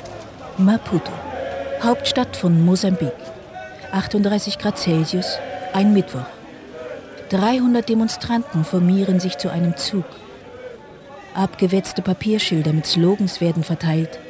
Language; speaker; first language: German; native; German